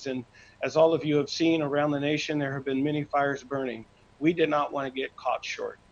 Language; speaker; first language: English; native; English